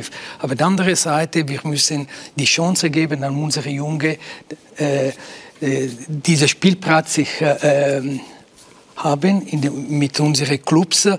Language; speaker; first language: German; non-native, local second language; Italian